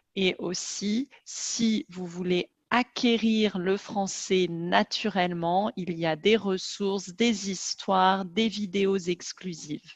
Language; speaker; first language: French; native; French